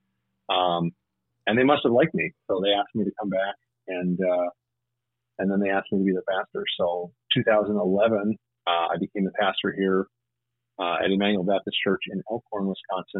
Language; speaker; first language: English; native; English